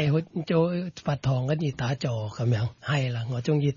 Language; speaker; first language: Cantonese; non-native, fluent; Thai